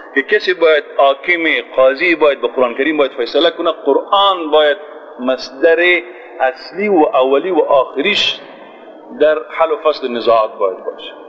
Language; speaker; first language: Persian; native; Persian